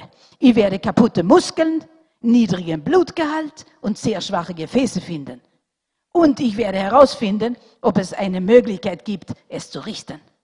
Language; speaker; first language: German; non-native, fluent; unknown